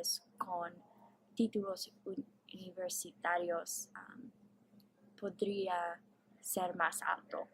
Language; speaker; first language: Spanish; non-native, learner; English